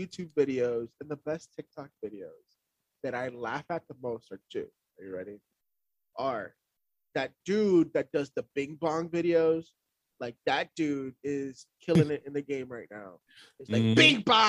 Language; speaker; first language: English; native; English